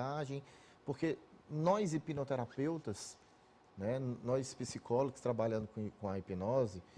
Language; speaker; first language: Portuguese; native; Portuguese